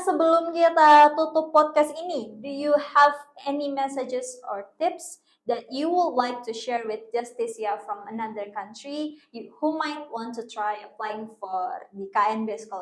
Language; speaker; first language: English; non-native, fluent; Indonesian